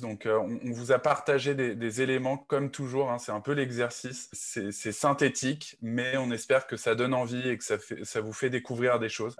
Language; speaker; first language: French; native; French